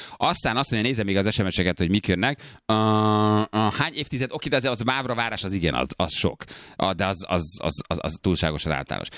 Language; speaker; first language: Hungarian; native; Hungarian